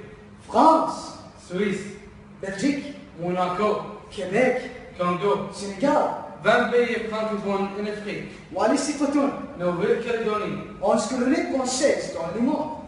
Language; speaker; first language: French; non-native, learner; Arabic